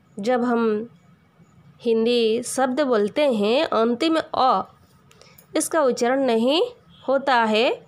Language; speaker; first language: Hindi; non-native, local second language; Odia